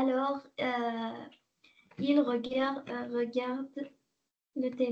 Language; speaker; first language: French; non-native, learner; Arabic